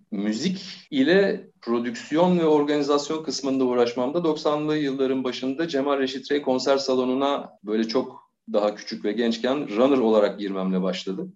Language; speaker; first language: Turkish; native; Turkish